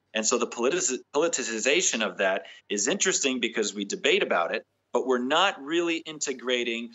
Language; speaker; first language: English; native; English